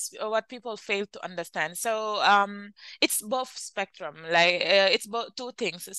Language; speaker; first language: English; non-native, fluent; Wolof